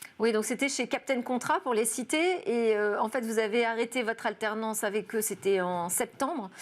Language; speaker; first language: French; native; French